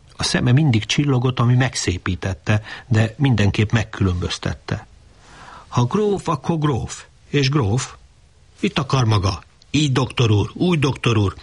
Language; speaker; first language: Hungarian; native; Hungarian